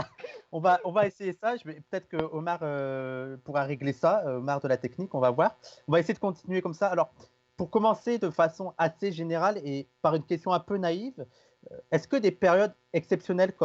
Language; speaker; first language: French; native; French